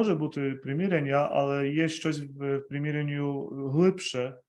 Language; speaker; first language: Ukrainian; non-native, fluent; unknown